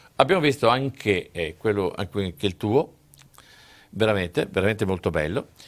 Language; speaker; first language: Italian; native; Italian